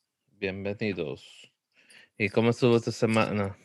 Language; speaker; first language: Spanish; early bilingual, heritage; Spanish